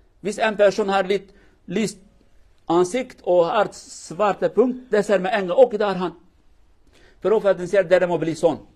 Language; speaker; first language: Norwegian; non-native, learner; Kurdish